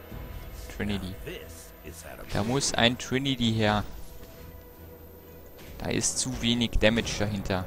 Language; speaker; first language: German; native; German